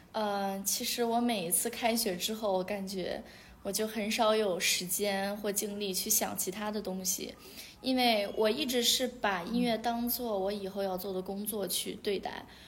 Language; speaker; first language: Chinese; non-native, local second language; Uyghur